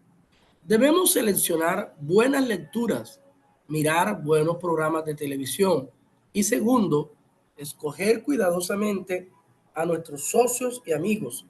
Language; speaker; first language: Spanish; native; Spanish